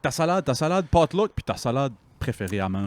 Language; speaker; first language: French; native; French